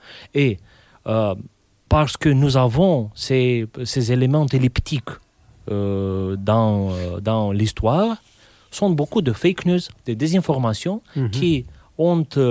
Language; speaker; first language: French; non-native, fluent; Romanian